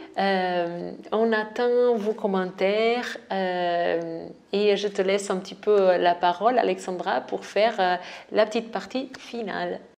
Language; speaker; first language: French; non-native, fluent; Portuguese